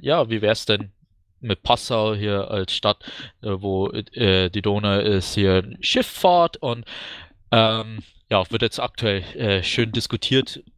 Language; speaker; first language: German; native; German